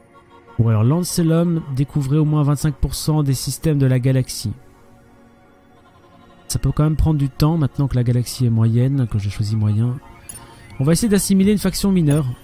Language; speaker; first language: French; native; French